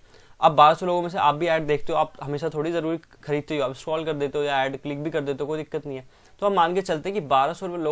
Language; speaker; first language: Hindi; native; Hindi